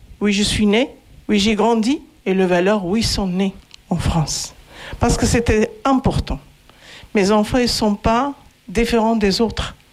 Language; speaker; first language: French; non-native, local second language; Arabic